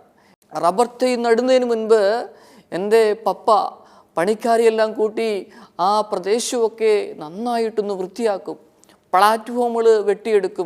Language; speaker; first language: Malayalam; native; Malayalam